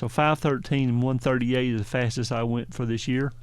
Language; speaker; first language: English; native; English